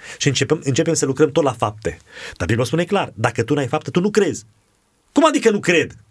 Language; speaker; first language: Romanian; native; Romanian